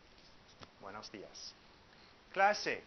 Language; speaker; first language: Spanish; non-native, fluent; English